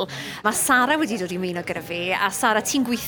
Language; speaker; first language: Welsh; native; Welsh